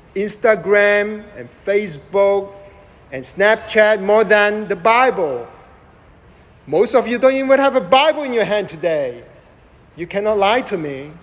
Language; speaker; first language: English; non-native, local second language; Chinese